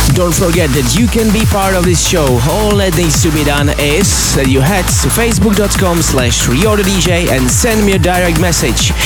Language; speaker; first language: English; non-native, fluent; Slovak